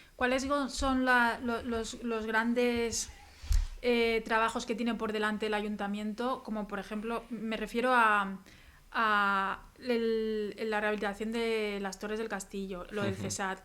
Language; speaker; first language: Spanish; native; Spanish